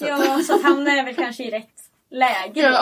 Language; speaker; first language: Swedish; native; Swedish